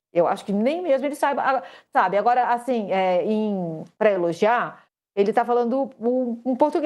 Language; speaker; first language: Portuguese; native; Portuguese